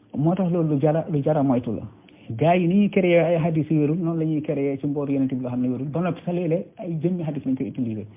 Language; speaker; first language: Wolof; non-native, local second language; Fula